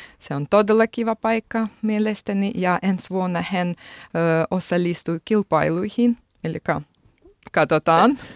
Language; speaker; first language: Finnish; non-native, learner; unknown